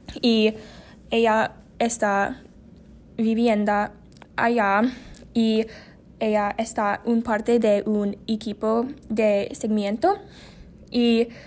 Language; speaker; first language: Spanish; non-native, learner; English